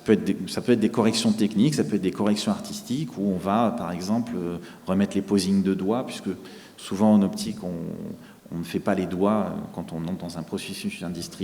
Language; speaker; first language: French; native; French